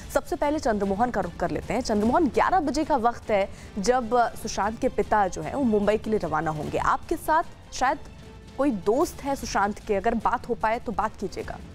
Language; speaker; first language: Hindi; native; Hindi